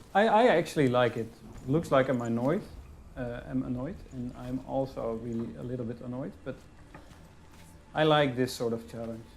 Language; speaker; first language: English; non-native, fluent; Dutch